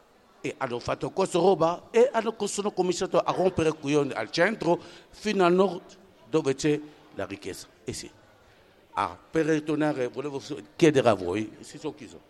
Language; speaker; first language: Italian; non-native, fluent; French